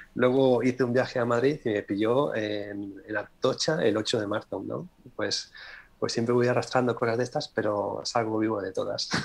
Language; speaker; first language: Spanish; native; Spanish